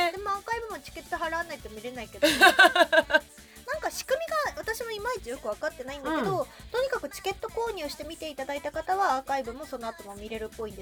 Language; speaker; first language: Japanese; native; Japanese